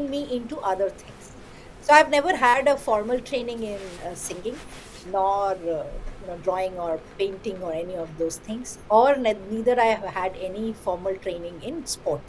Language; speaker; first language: English; non-native, local second language; Bangla